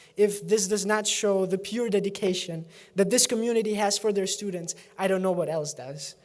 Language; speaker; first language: English; early bilingual, other home language; Albanian